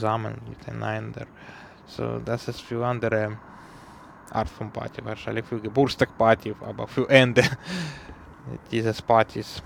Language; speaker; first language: German; non-native, learner; Ukrainian